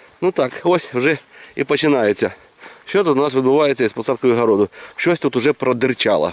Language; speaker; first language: Ukrainian; native; Ukrainian